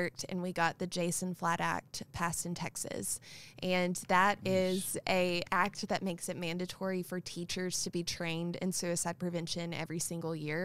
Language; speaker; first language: English; native; English